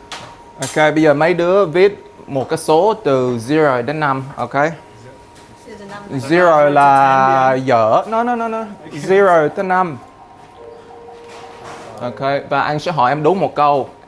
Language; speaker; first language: Vietnamese; early bilingual, heritage; Vietnamese